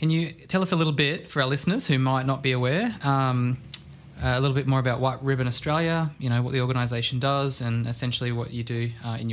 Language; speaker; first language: English; native; English